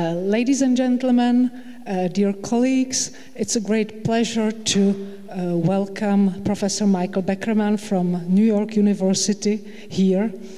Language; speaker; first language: English; non-native, fluent; Czech